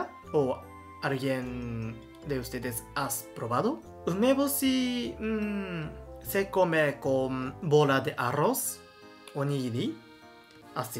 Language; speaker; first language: Spanish; non-native, learner; Japanese